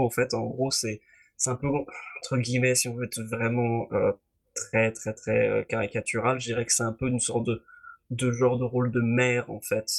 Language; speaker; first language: French; native; French